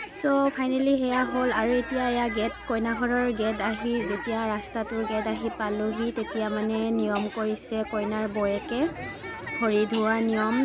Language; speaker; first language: Assamese; non-native, local second language; Bodo